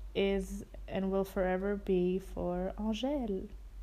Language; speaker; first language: English; non-native, fluent; German